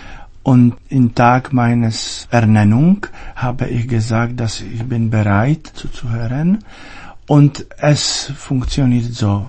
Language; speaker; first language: German; non-native, fluent; Czech